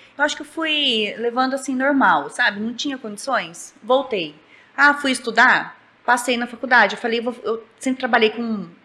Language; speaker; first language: Portuguese; native; Portuguese